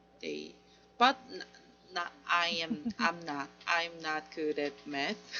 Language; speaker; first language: English; non-native, learner; Korean